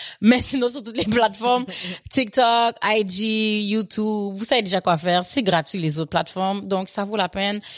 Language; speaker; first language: French; native; French